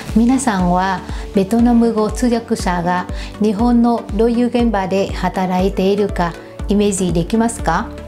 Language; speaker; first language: Japanese; non-native, fluent; Vietnamese